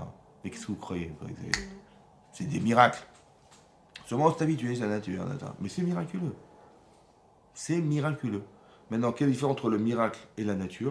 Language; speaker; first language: French; native; French